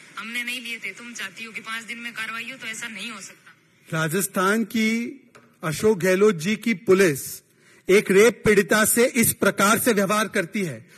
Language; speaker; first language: Hindi; native; Hindi